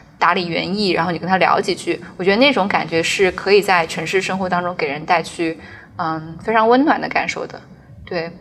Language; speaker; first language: Chinese; native; Chinese